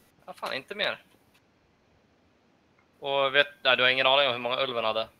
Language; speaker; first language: Swedish; native; Swedish